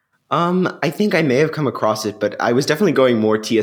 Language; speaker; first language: English; native; English